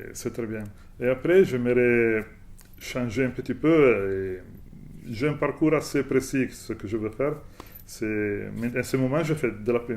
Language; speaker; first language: French; non-native, fluent; Italian